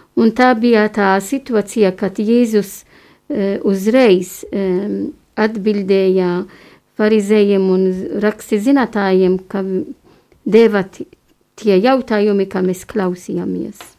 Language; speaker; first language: Latvian; non-native, fluent; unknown